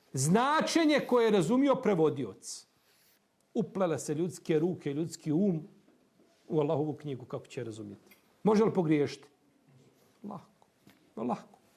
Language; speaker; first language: Bosnian; native; Bosnian